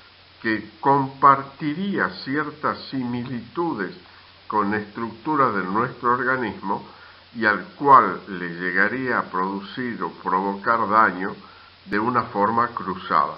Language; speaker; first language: Spanish; native; Spanish